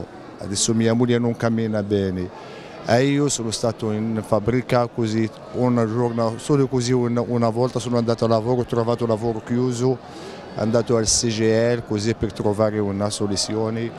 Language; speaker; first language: Italian; non-native, learner; Arabic